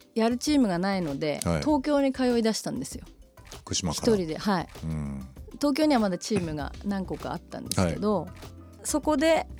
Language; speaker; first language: Japanese; native; Japanese